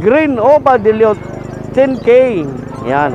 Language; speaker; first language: Filipino; native; Filipino